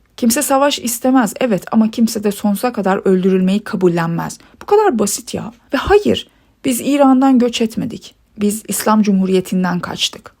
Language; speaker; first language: Turkish; early bilingual, other home language; Persian